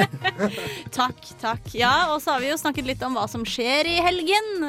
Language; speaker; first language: Norwegian; native; Norwegian